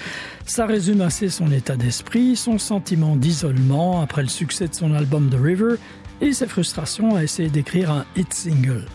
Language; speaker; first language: French; native; French